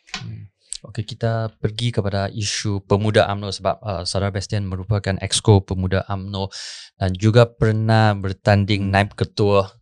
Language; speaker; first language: Malay; non-native, local second language; Chinese